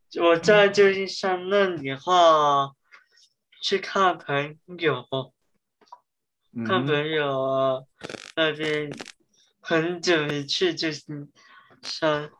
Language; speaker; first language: Chinese; early bilingual, heritage; Chinese